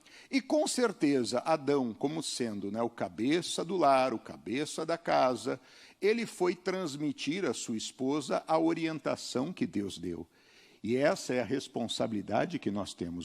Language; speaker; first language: Portuguese; native; Portuguese